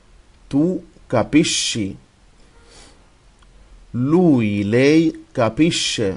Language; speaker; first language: Italian; non-native, fluent; Arabic